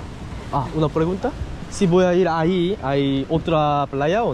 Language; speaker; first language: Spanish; non-native, learner; Korean